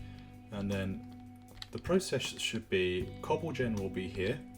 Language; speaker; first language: English; native; English